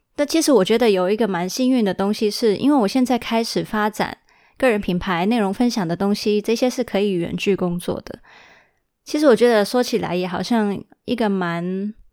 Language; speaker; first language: Chinese; early bilingual, heritage; Chinese